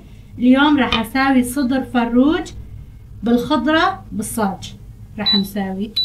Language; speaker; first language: Arabic; non-native, local second language; Kurdish